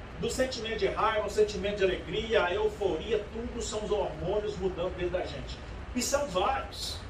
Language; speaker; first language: Portuguese; native; Portuguese